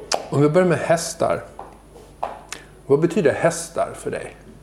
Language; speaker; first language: Swedish; native; Swedish